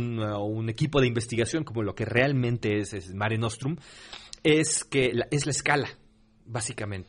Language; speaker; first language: Spanish; native; Spanish